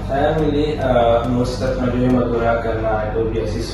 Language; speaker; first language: Indonesian; non-native, learner; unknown